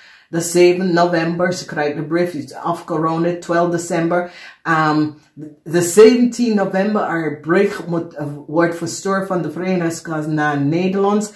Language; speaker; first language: Dutch; non-native, fluent; English